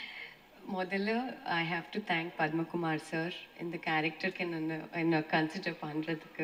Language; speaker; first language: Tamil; non-native, learner; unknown